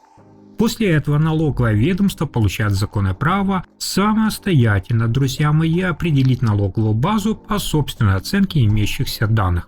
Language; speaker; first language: Russian; native; Russian